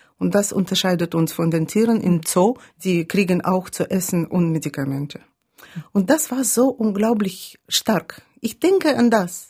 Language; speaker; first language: German; non-native, fluent; Russian